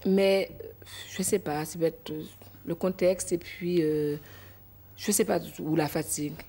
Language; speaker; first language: French; native; French